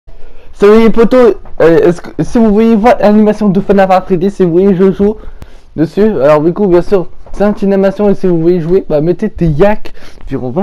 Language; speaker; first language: French; native; French